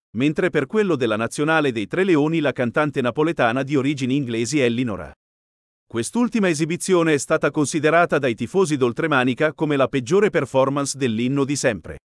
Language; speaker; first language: Italian; native; Italian